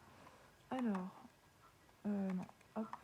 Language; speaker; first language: French; native; French